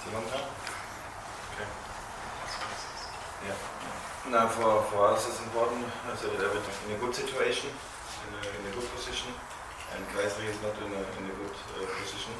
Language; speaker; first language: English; non-native, learner; German